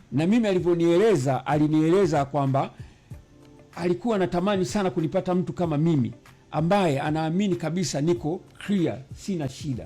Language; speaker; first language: Swahili; native; Swahili